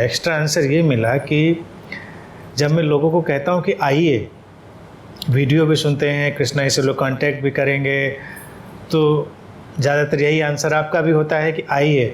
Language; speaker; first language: Hindi; native; Hindi